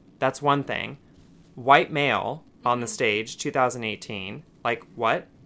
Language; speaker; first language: English; native; English